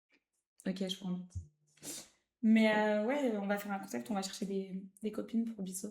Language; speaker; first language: French; native; French